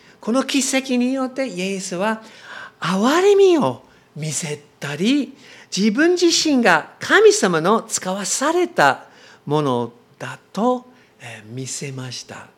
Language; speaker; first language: Japanese; non-native, learner; English